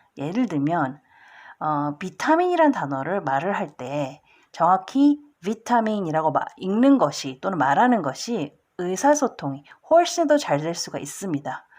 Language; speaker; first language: Korean; early bilingual, heritage; Korean